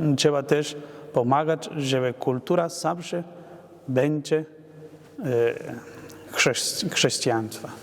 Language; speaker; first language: Polish; non-native, learner; Spanish